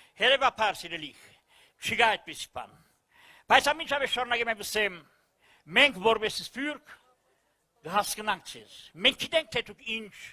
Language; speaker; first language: Armenian; early bilingual, heritage; Armenian